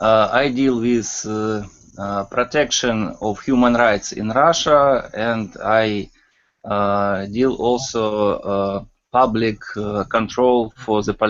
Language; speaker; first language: English; non-native, learner; Russian